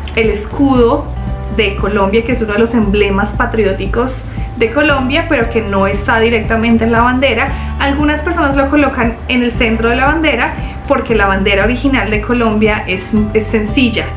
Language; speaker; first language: Spanish; native; Spanish